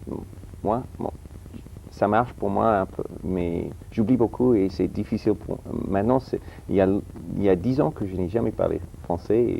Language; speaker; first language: French; early bilingual, heritage; English